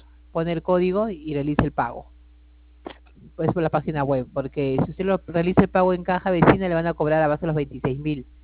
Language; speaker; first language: Spanish; native; Spanish